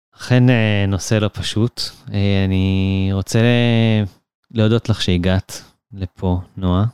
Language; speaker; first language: Hebrew; native; Hebrew